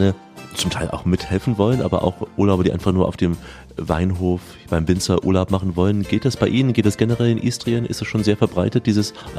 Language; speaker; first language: German; native; German